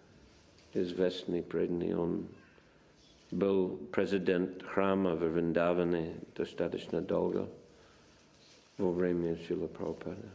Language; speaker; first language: Russian; non-native, fluent; English